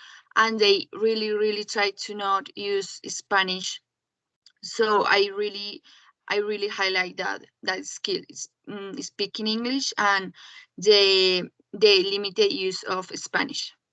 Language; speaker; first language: English; non-native, learner; Spanish